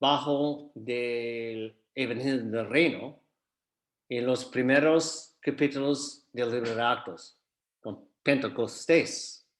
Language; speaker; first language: Spanish; non-native, fluent; English